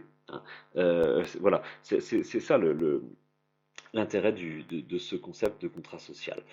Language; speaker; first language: French; native; French